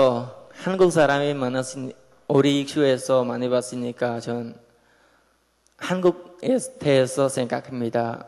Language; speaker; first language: Korean; non-native, learner; Khmer